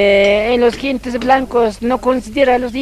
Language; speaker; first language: Spanish; non-native, local second language; Quechua